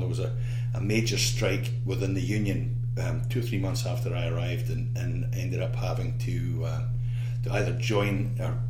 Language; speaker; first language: English; native; English